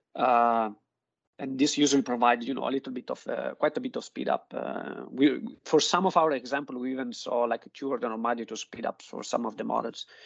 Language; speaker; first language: English; non-native, fluent; Italian